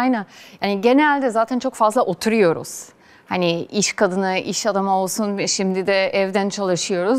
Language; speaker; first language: Turkish; non-native, fluent; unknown